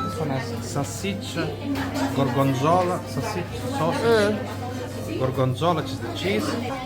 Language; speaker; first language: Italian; native; Italian